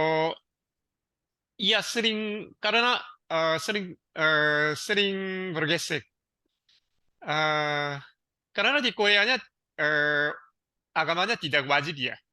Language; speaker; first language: Indonesian; non-native, learner; Korean